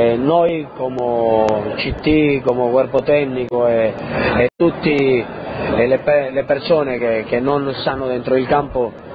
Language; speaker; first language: Italian; early bilingual, heritage; Spanish